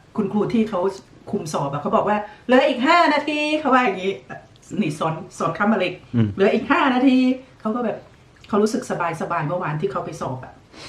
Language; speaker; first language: Thai; native; Thai